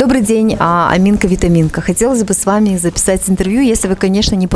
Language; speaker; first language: Russian; native; Russian